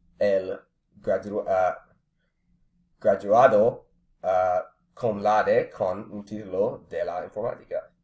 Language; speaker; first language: Spanish; non-native, learner; English